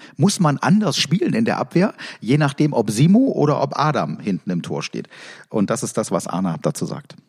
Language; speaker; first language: German; native; German